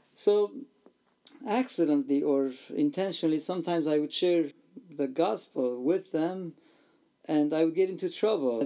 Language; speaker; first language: English; non-native, fluent; Armenian